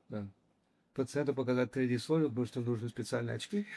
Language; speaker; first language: Russian; early bilingual, heritage; English